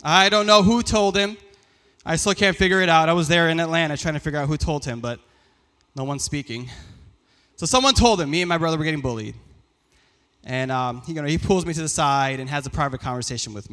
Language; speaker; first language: English; early bilingual, other home language; Persian